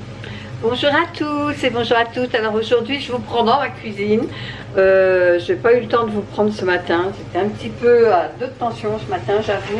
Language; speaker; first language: French; native; French